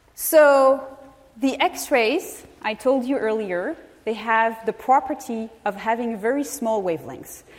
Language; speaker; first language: English; non-native, fluent; French